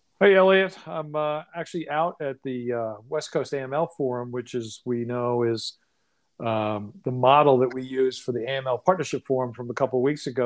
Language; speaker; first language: English; native; English